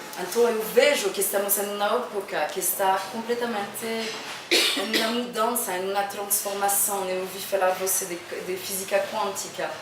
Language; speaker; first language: Portuguese; non-native, fluent; French